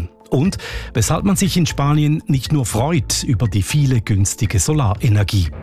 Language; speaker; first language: German; native; German